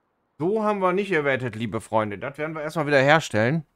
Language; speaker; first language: German; native; German